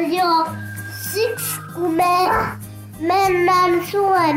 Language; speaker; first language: Finnish; early bilingual, heritage; Finnish